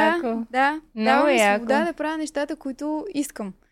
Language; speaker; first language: Bulgarian; native; Bulgarian